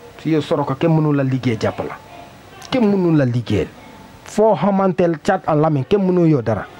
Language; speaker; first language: Wolof; non-native, learner; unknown